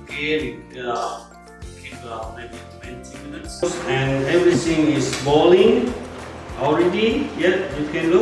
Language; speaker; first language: English; non-native, learner; Khmer